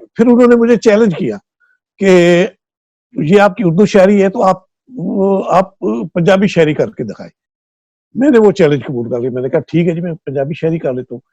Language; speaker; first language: Urdu; non-native, local second language; Punjabi